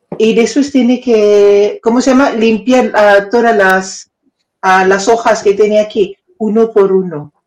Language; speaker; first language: Spanish; non-native, learner; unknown